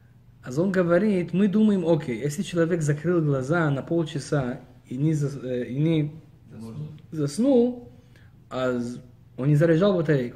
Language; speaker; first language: Russian; early bilingual, heritage; Russian